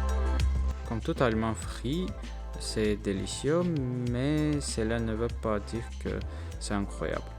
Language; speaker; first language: French; non-native, learner; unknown